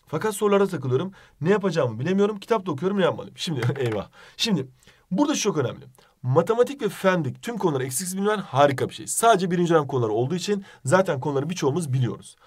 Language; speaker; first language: Turkish; native; Turkish